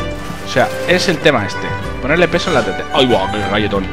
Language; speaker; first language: Spanish; native; Spanish